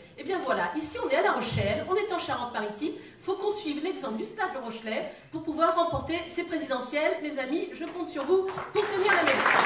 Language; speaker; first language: French; native; French